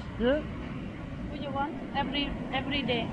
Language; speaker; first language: English; non-native, learner; Thai